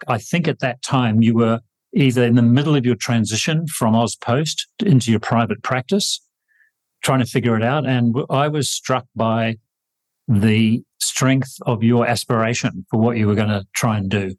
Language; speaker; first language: English; native; English